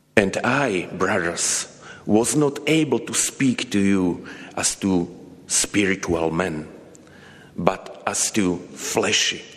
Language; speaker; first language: English; non-native, learner; Slovak